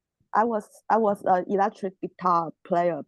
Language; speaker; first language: English; non-native, learner; Chinese